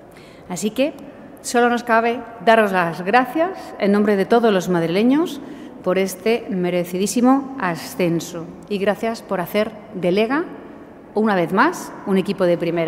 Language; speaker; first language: Spanish; native; Spanish